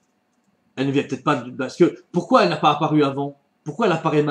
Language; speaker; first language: French; native; French